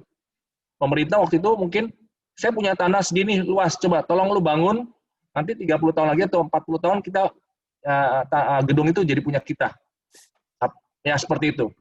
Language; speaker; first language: Indonesian; native; Indonesian